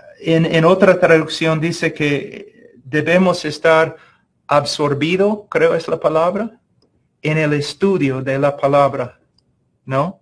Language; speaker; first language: Spanish; non-native, fluent; English